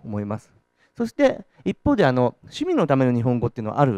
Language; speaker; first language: Japanese; native; Japanese